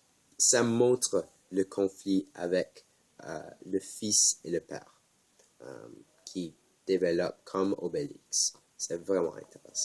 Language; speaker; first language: French; non-native, learner; English